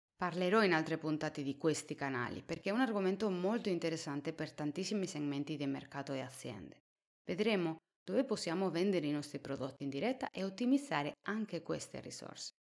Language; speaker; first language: Italian; non-native, fluent; Spanish